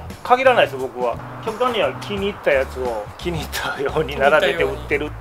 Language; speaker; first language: Japanese; native; Japanese